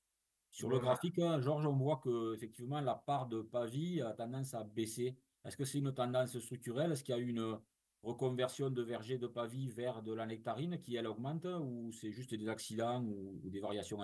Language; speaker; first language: French; native; French